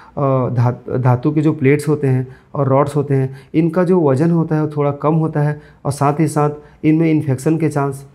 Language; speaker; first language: Hindi; native; Hindi